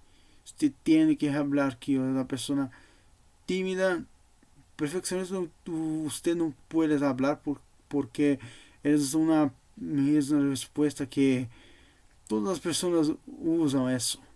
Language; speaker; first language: Portuguese; non-native, learner; Spanish